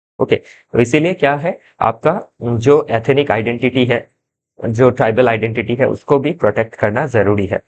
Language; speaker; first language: Hindi; non-native, local second language; Assamese